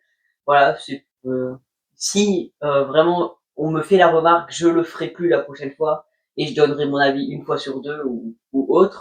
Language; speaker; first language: French; native; French